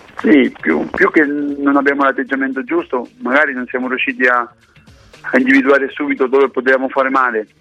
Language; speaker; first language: Italian; non-native, fluent; Spanish